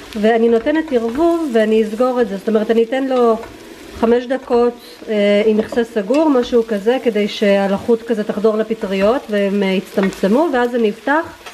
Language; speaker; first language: Hebrew; early bilingual, other home language; Russian